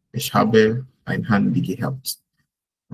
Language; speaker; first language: German; non-native, fluent; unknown